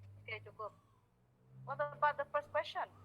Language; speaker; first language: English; non-native, fluent; Indonesian